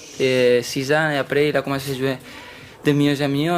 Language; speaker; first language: French; non-native, fluent; Spanish